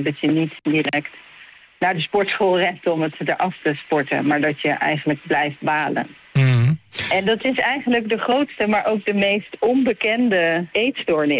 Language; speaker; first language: Dutch; native; Dutch